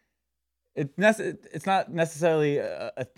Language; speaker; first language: English; native; English